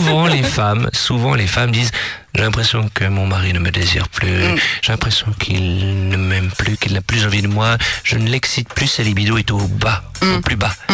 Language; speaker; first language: French; native; French